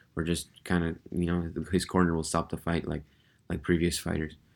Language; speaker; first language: English; early bilingual, other home language; Russian